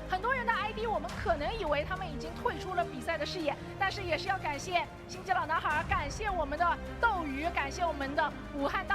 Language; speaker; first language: Chinese; native; Chinese